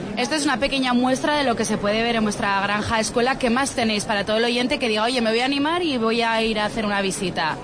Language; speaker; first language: Spanish; native; Spanish